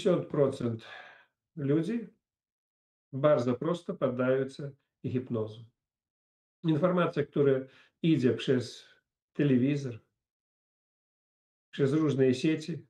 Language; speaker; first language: Polish; non-native, fluent; Russian